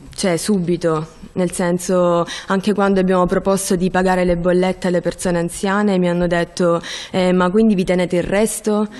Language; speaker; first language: Italian; native; Italian